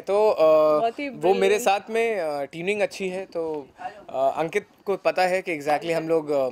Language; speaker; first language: Hindi; native; Hindi